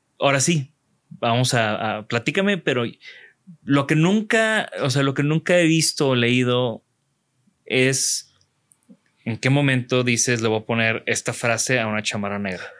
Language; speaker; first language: Spanish; native; Spanish